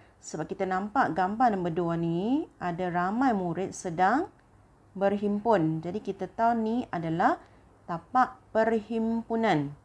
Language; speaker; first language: Malay; non-native, local second language; Chinese